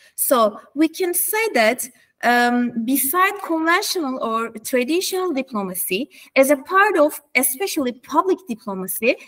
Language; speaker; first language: English; non-native, fluent; Turkish